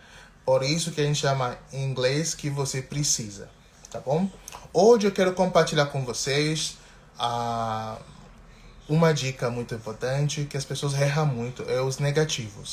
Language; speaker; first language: Portuguese; non-native, fluent; English